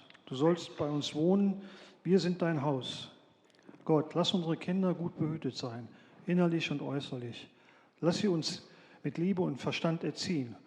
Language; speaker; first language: German; native; German